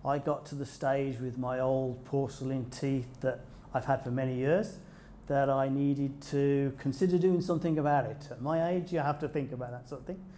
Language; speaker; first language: English; native; English